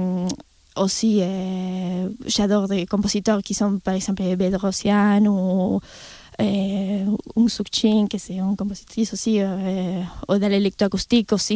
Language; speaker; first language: French; non-native, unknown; Spanish